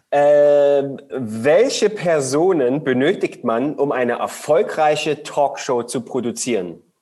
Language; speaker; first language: German; native; German